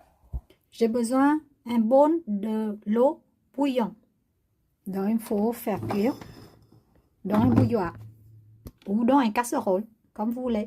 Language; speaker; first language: French; non-native, learner; Vietnamese